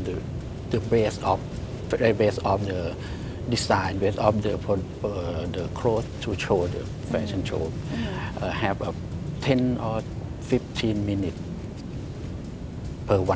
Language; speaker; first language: English; non-native, learner; Thai